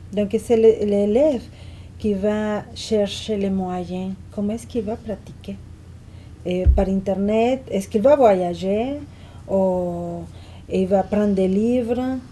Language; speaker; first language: French; non-native, fluent; Spanish